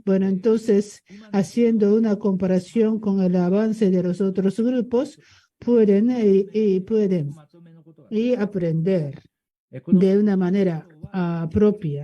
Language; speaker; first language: Spanish; non-native, learner; Japanese